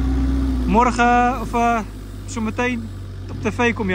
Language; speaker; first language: Dutch; native; Dutch